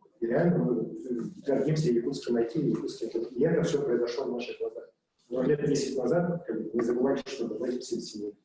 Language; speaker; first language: Russian; native; Russian